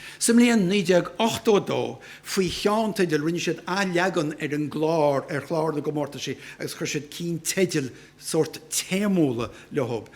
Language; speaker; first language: Irish; native; Irish